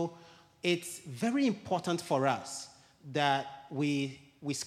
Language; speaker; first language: English; non-native, local second language; Ewe